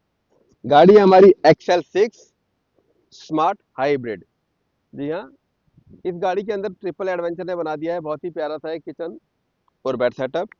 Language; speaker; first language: Hindi; native; Hindi